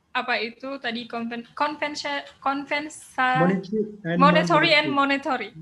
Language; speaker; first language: English; non-native, fluent; Indonesian